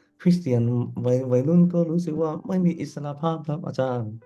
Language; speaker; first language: Thai; non-native, fluent; Cantonese